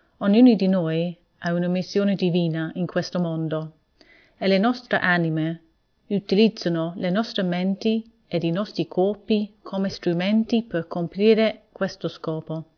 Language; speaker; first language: Italian; non-native, fluent; English